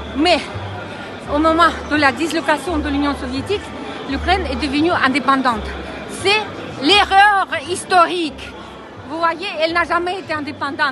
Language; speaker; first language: French; non-native, fluent; Russian